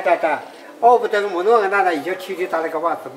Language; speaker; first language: Russian; non-native, learner; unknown